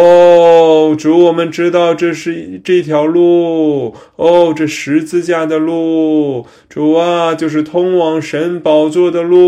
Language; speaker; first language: Chinese; native; Chinese